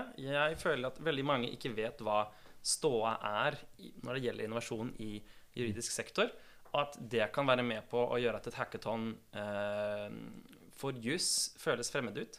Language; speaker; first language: Norwegian; native; Norwegian